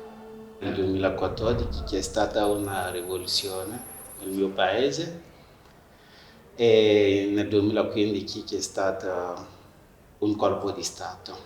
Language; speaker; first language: Italian; non-native, fluent; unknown